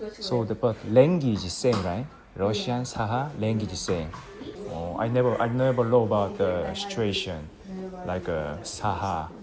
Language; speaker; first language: English; non-native, learner; Korean